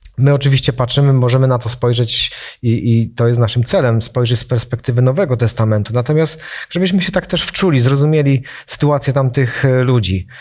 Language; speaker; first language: Polish; native; Polish